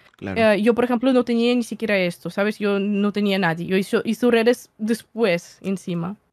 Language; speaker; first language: Spanish; non-native, fluent; Russian